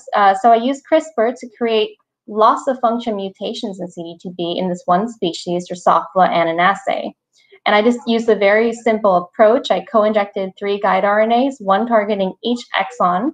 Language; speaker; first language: English; native; English